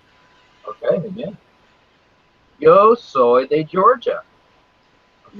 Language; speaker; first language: Spanish; non-native, fluent; English